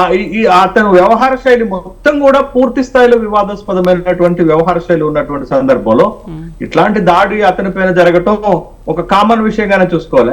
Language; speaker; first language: Telugu; native; Telugu